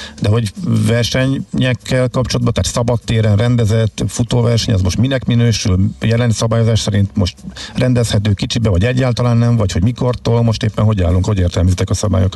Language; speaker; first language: Hungarian; native; Hungarian